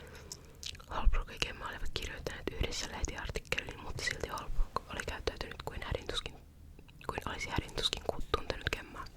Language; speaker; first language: Finnish; native; Finnish